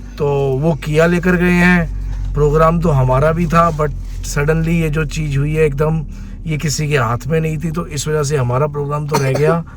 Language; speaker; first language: Hindi; non-native, local second language; Punjabi